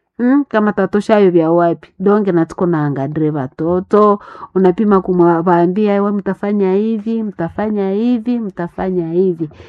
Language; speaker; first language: Swahili; non-native, local second language; Nande